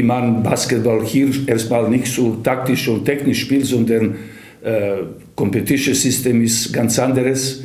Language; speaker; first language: German; non-native, fluent; Serbian